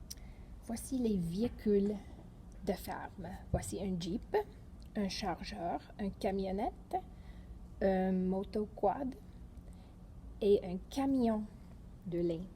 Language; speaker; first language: French; non-native, fluent; English